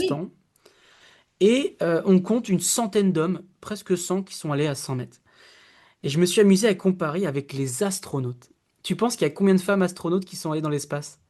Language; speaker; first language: French; native; French